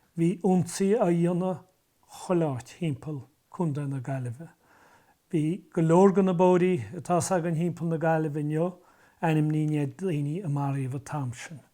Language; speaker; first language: Irish; native; Irish